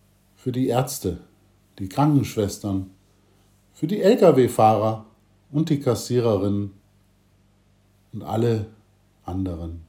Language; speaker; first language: German; native; German